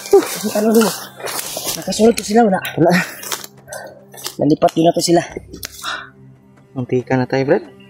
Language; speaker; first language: Filipino; non-native, local second language; Cebuano